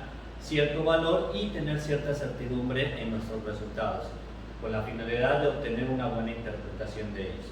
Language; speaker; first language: Spanish; native; Spanish